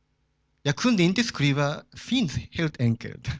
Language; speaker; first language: Swedish; non-native, fluent; Japanese